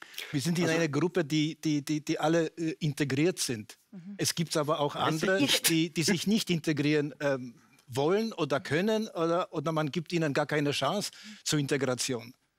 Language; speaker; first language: German; non-native, fluent; Polish